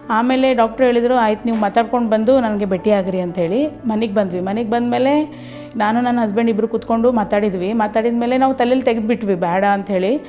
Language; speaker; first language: Kannada; native; Kannada